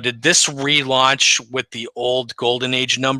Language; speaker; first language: English; native; English